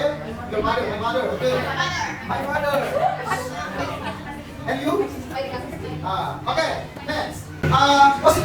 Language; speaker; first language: English; non-native, learner; Indonesian